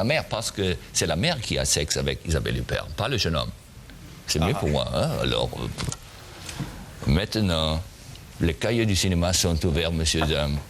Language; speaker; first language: French; non-native, learner; German